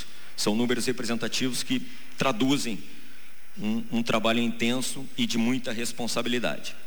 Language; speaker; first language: Portuguese; native; Portuguese